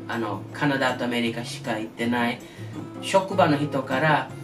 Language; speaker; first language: Japanese; non-native, learner; English